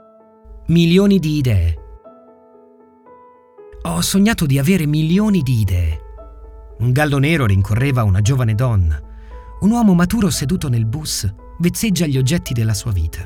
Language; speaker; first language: Italian; native; Italian